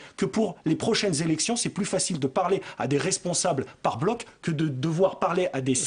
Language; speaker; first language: French; native; French